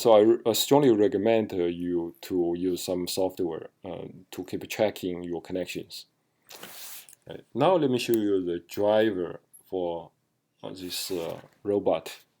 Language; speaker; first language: English; non-native, fluent; Chinese